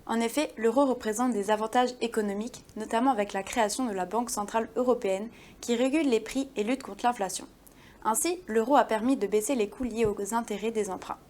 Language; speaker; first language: French; native; French